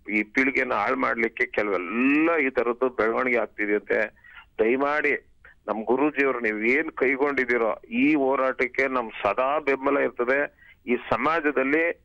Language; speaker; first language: Kannada; native; Kannada